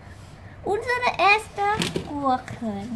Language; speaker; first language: German; non-native, learner; Vietnamese